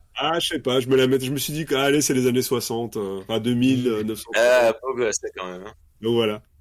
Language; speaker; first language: French; native; French